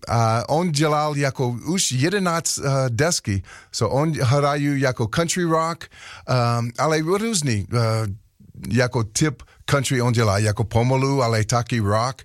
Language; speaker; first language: Czech; non-native, learner; English